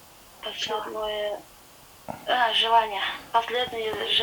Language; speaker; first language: Russian; non-native, local second language; Kyrgyz